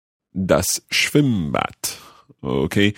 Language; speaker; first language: German; non-native, learner; English